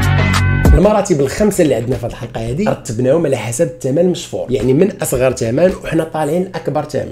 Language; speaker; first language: Arabic; native; Arabic